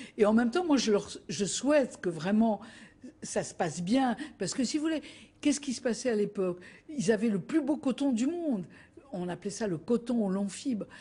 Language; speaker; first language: French; native; French